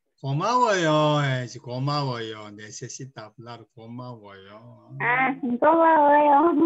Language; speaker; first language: Korean; non-native, fluent; Spanish